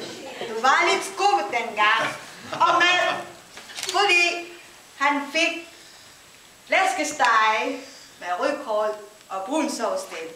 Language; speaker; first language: Danish; non-native, learner; Filipino